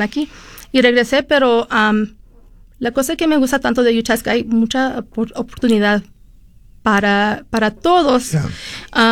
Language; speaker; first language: Spanish; early bilingual, heritage; Spanish